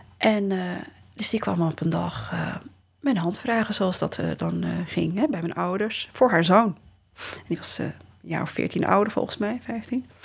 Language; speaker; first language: Dutch; early bilingual, other home language; Riffian